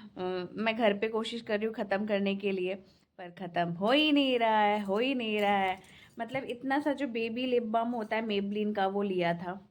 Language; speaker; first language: Hindi; non-native, local second language; Bangla